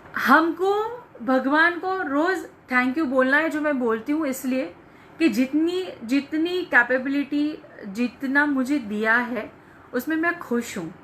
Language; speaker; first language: Hindi; non-native, local second language; Gujarati